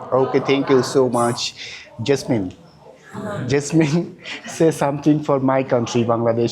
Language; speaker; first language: English; non-native, learner; Bangla